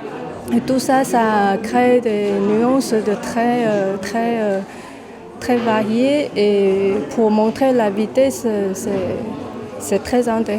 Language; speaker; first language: French; non-native, fluent; Chinese